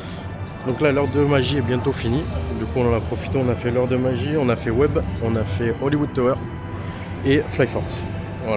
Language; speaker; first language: French; native; French